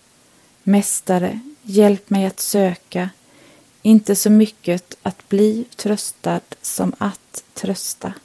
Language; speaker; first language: Swedish; native; Swedish